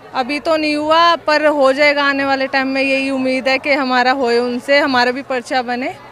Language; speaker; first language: Hindi; native; Hindi